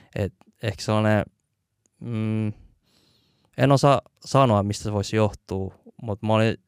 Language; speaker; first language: Finnish; early bilingual, other home language; Vietnamese